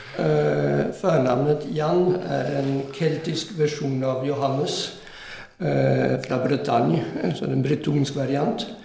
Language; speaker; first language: Norwegian; non-native, fluent; French